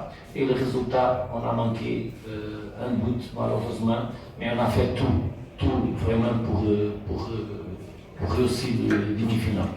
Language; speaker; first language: French; non-native, fluent; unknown